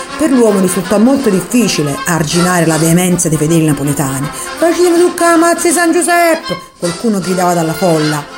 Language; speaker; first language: Italian; native; Italian